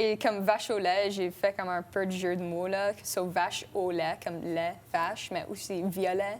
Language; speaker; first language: French; non-native, local second language; English